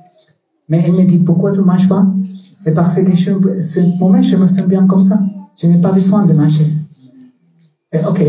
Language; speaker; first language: French; non-native, learner; Spanish